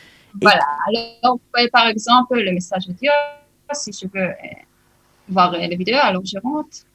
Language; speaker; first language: French; early bilingual, heritage; Hebrew